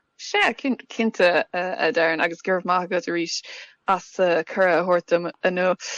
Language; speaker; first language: Irish; non-native, local second language; English